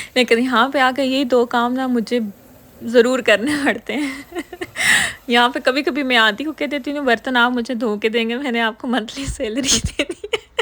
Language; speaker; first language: Urdu; native; Urdu